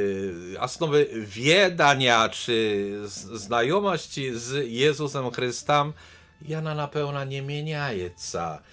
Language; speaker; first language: Polish; non-native, learner; Belarusian